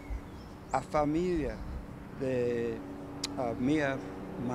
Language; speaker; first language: Portuguese; non-native, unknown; English